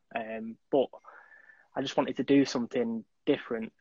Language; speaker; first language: English; native; English